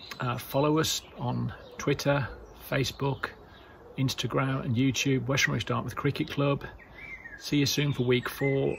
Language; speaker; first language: English; native; English